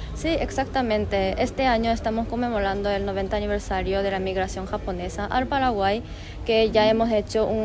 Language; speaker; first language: Spanish; non-native, fluent; Japanese